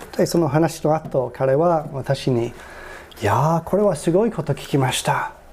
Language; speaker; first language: Japanese; non-native, fluent; English